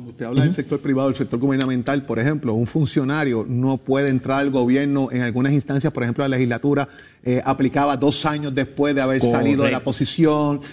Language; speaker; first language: Spanish; native; Spanish